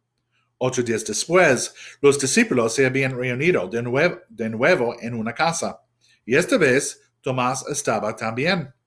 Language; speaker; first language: Spanish; non-native, fluent; English